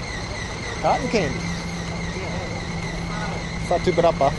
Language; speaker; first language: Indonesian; non-native, learner; English